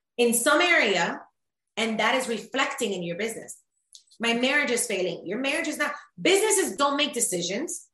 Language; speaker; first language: English; early bilingual, other home language; Spanish